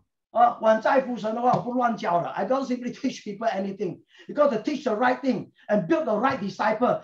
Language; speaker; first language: English; non-native, local second language; Chinese